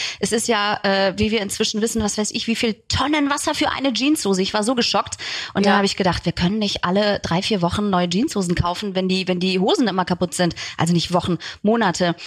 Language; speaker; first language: German; early bilingual, other home language; Turkish